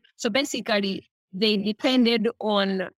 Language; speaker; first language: English; non-native, local second language; Ganda